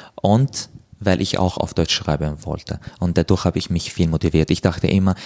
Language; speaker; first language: German; non-native, fluent; Arabic